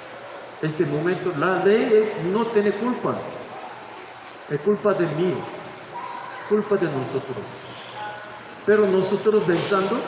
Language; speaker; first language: Spanish; non-native, learner; Korean